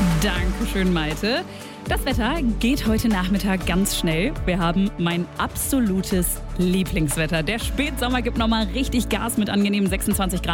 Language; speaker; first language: German; native; German